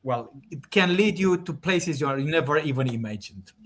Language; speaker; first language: English; non-native, fluent; Romanian